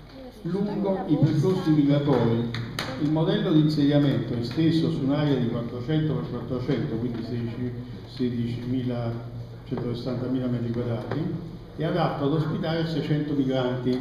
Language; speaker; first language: Italian; native; Italian